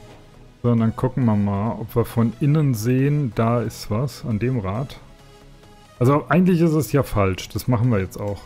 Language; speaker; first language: German; native; German